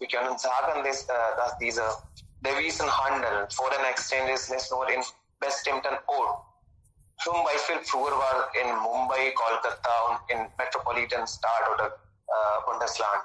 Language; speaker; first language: German; non-native, learner; Hindi